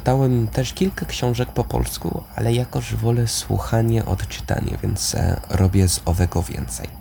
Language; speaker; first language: Polish; non-native, fluent; English